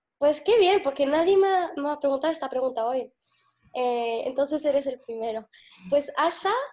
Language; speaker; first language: Spanish; non-native, fluent; Arabic